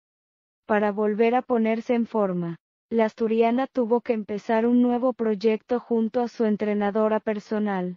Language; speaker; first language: Spanish; native; Spanish